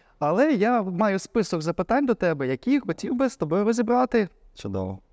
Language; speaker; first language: Ukrainian; non-native, local second language; Russian